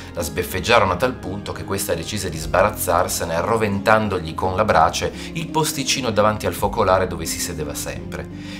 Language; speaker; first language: Italian; native; Italian